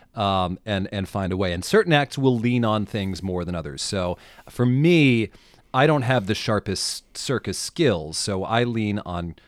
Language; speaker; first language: English; native; English